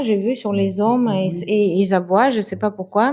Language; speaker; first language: French; non-native, fluent; Russian